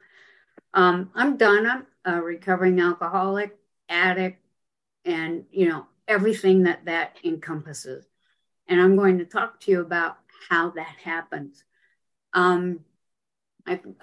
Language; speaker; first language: English; native; English